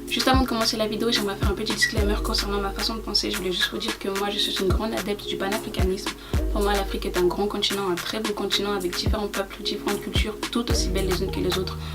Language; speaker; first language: French; native; French